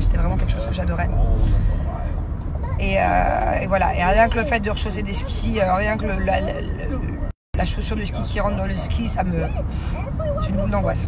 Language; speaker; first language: French; native; French